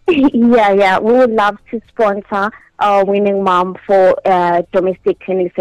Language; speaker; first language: English; non-native, local second language; Zulu